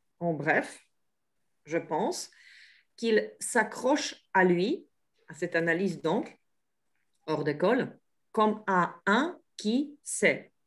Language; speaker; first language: French; non-native, fluent; Polish